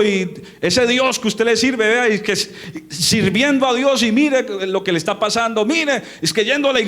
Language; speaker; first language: Spanish; native; Spanish